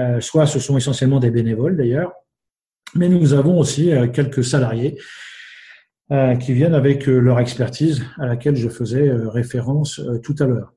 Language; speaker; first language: French; native; French